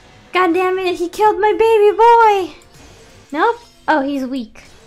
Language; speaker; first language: English; early bilingual, other home language; Spanish